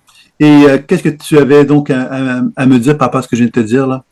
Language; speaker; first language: French; native; French